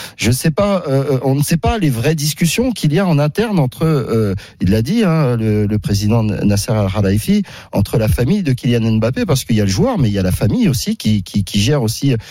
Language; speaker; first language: French; native; French